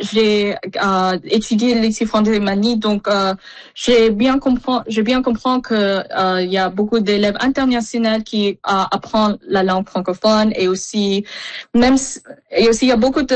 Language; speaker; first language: French; non-native, local second language; English